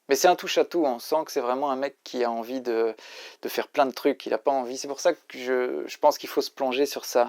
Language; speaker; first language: French; native; French